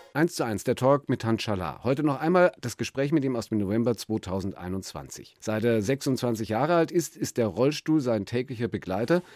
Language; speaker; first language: German; native; German